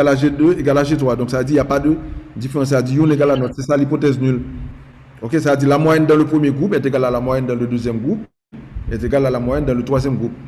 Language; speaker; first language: French; non-native, local second language; Haitian Creole